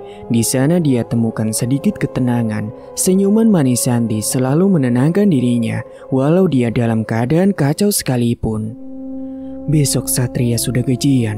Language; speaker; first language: Indonesian; native; Indonesian